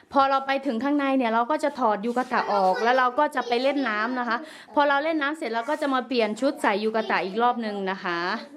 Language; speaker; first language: Thai; native; Thai